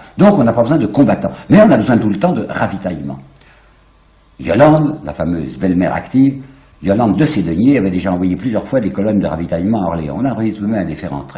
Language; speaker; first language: French; native; French